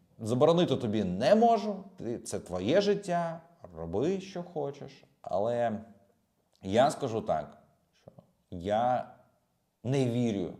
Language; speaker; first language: Ukrainian; native; Ukrainian